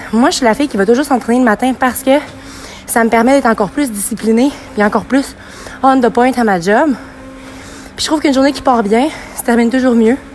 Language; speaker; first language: French; native; French